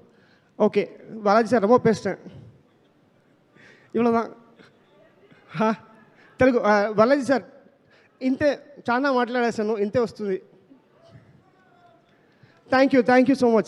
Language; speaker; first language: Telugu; non-native, learner; Kannada